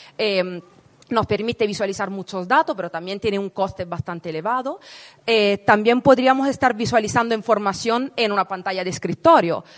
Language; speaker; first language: Spanish; non-native, fluent; Italian